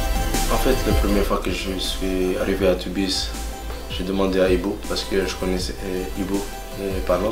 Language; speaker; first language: French; non-native, local second language; Dutch